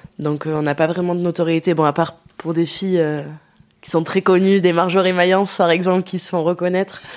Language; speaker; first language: French; early bilingual, other home language; Dutch